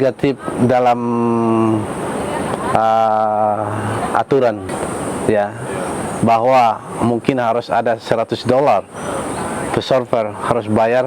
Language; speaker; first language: Indonesian; non-native, local second language; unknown